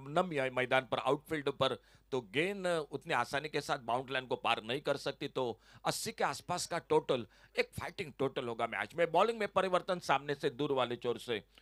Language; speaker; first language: Hindi; non-native, local second language; Konkani